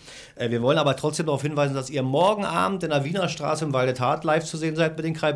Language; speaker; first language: German; native; German